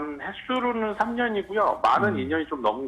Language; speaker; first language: Korean; native; Korean